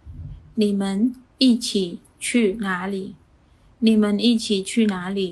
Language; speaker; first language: Chinese; non-native, fluent; Khmer